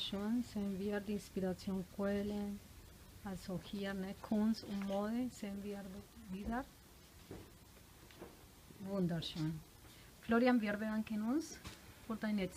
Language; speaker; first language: German; non-native, fluent; Spanish